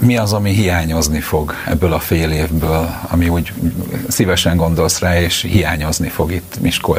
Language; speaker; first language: Hungarian; native; Hungarian